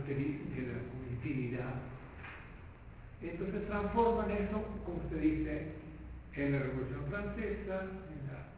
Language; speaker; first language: Spanish; native; Spanish